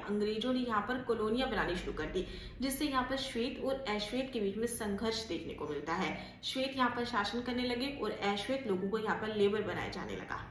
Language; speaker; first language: Hindi; native; Hindi